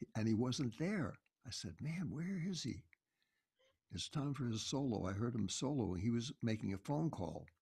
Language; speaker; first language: English; native; English